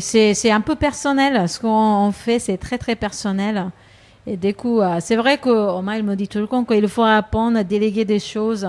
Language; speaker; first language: French; non-native, fluent; Japanese